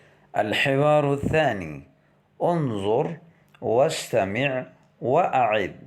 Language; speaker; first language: Arabic; non-native, fluent; Urdu